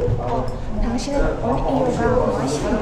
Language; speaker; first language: Korean; non-native, learner; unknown